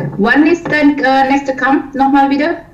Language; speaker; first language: German; non-native, learner; Indonesian